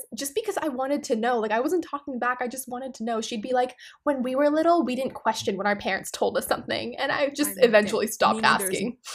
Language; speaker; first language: English; non-native, local second language; Punjabi